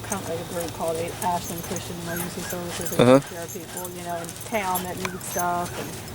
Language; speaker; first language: English; native; English